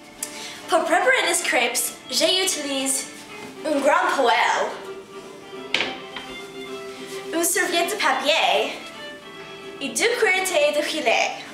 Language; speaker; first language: French; non-native, learner; English